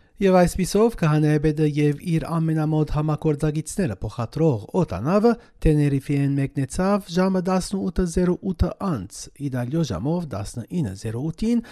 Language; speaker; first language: Armenian; native; Armenian